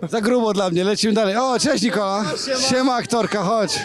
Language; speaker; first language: Polish; native; Polish